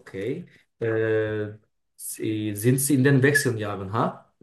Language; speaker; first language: German; non-native, learner; Turkish